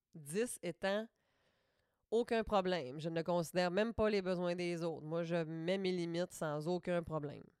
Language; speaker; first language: French; native; French